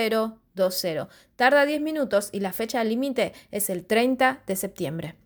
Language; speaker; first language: Spanish; native; Spanish